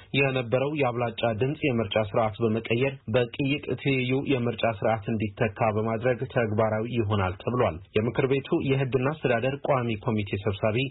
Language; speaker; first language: Amharic; non-native, local second language; Tigrinya